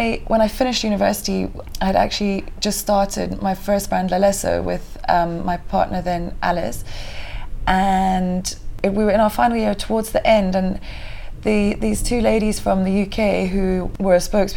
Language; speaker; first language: English; native; English